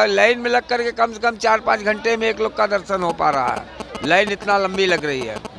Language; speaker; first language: Hindi; native; Hindi